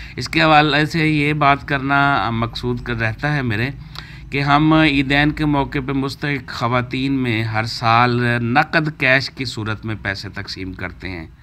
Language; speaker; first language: Urdu; non-native, local second language; Punjabi